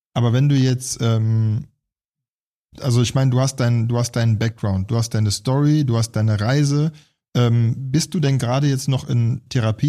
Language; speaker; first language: German; native; German